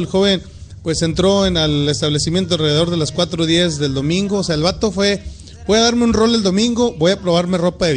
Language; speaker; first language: Spanish; native; Spanish